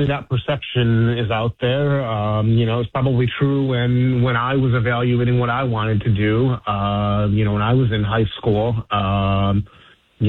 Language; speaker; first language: English; native; English